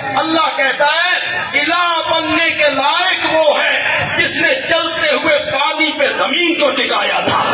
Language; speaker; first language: Urdu; non-native, local second language; Punjabi